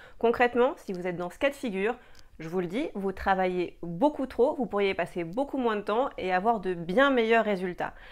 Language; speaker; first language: French; native; French